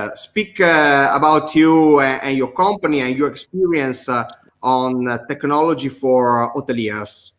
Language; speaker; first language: English; non-native, learner; Italian